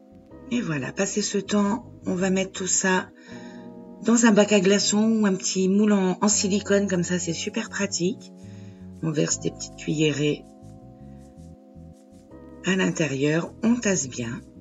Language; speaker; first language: French; native; French